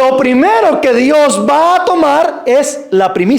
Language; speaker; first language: Spanish; native; Spanish